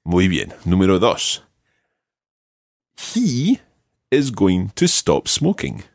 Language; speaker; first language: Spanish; non-native, fluent; English